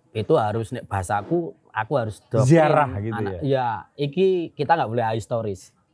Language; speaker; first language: Indonesian; non-native, local second language; Javanese